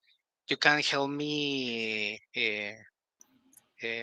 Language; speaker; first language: English; non-native, learner; Spanish